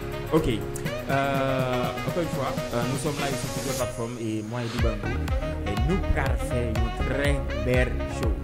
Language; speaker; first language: French; non-native, local second language; Haitian Creole